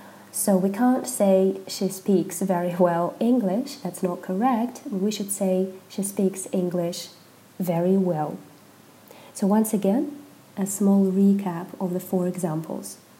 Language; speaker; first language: English; non-native, fluent; Russian